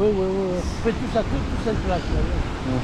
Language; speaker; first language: French; non-native, fluent; Spanish